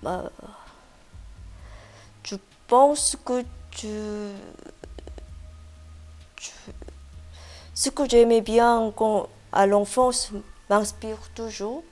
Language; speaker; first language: French; non-native, fluent; Korean